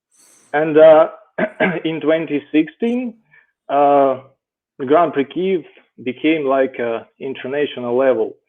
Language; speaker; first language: English; non-native, fluent; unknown